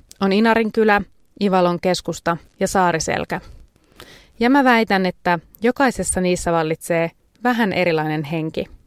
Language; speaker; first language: Finnish; native; Finnish